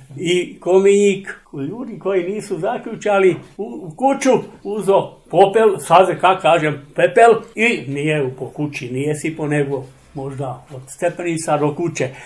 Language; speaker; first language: Serbian; non-native, local second language; Czech